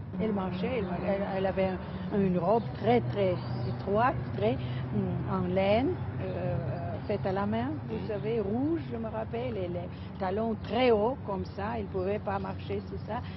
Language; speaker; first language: French; non-native, fluent; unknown